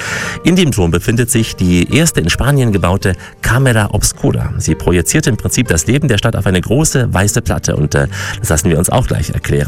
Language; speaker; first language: German; native; German